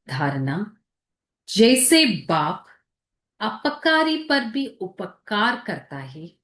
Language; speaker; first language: Hindi; non-native, local second language; Telugu